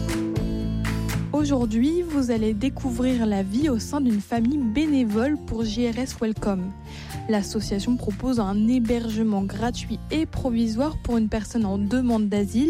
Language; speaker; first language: French; native; French